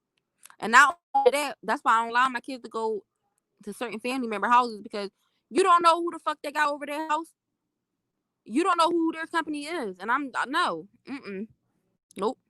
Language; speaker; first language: English; native; English